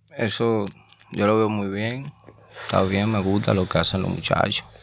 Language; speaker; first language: Spanish; native; Spanish